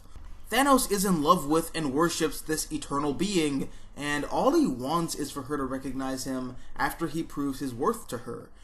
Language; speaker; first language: English; native; English